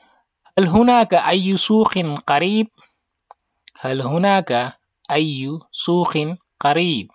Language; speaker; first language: Arabic; non-native, fluent; Wolof